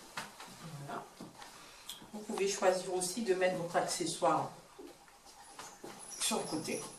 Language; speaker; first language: French; native; French